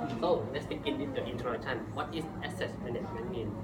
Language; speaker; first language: English; non-native, learner; Thai